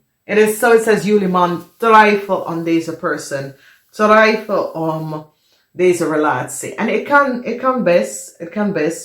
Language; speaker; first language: Dutch; non-native, fluent; English